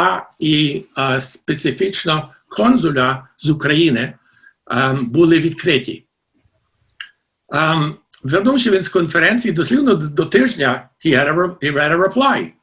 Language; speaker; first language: Ukrainian; early bilingual, heritage; Ukrainian